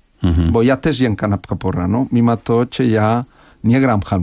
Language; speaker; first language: Polish; non-native, fluent; Spanish